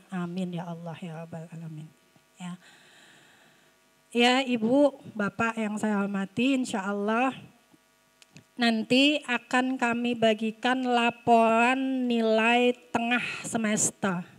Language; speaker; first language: Indonesian; native; Indonesian